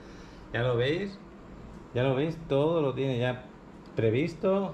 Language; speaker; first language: Spanish; native; Spanish